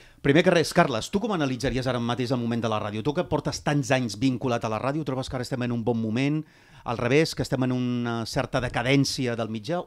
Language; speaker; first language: Catalan; native; Catalan